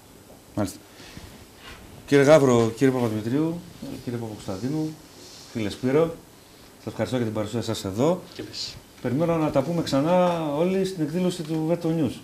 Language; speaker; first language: Greek; native; Greek